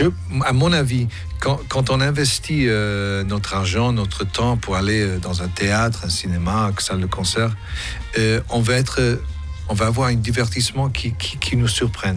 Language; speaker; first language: French; non-native, fluent; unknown